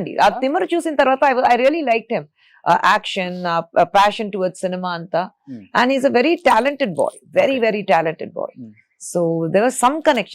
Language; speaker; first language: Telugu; non-native, fluent; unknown